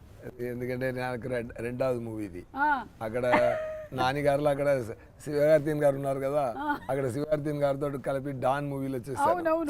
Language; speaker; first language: Telugu; non-native, learner; Tamil